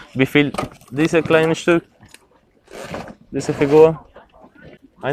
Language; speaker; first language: German; non-native, learner; Spanish